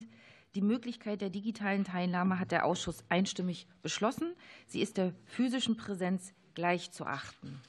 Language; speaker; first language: German; native; German